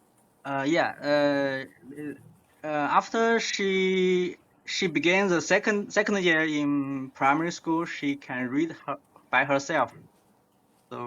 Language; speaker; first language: English; non-native, learner; Chinese